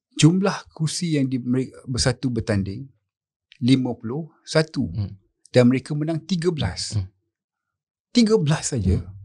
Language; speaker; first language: Malay; native; Malay